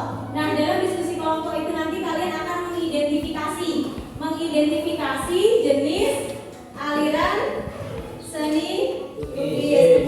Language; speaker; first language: Indonesian; native; Indonesian